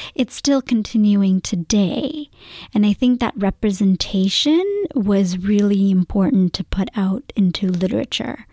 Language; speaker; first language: English; early bilingual, other home language; Gujarati